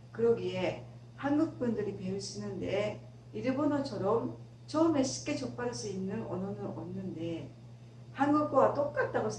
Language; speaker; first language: Korean; non-native, fluent; Japanese